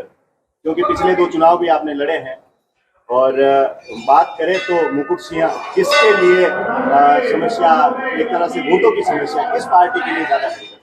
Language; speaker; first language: Hindi; native; Hindi